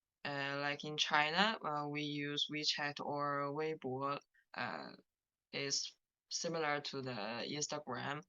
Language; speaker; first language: English; non-native, learner; Chinese